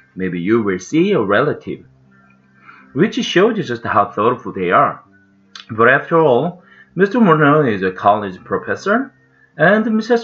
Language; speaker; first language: English; non-native, fluent; Korean